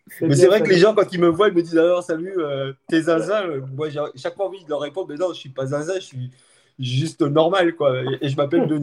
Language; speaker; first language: French; native; French